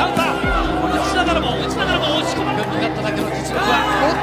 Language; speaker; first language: Japanese; native; Japanese